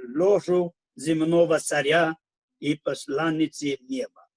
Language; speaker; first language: Russian; non-native, fluent; Hindi